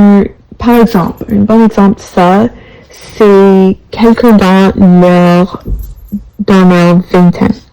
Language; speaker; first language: French; non-native, learner; English